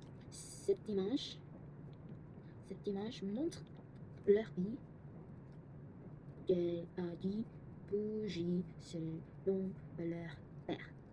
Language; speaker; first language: French; non-native, learner; Korean